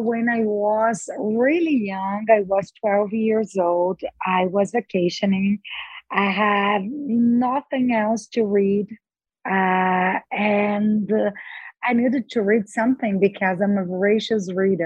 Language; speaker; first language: English; non-native, fluent; Portuguese